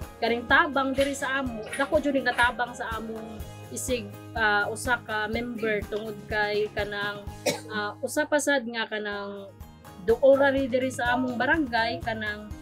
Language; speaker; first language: Cebuano; native; Cebuano